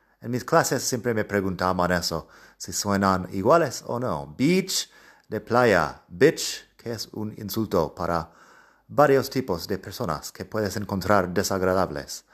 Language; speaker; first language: Spanish; non-native, fluent; English